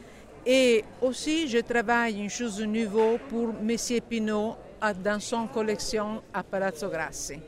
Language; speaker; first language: French; non-native, learner; Italian